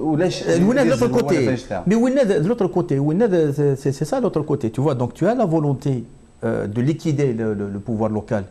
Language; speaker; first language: French; non-native, local second language; Kabyle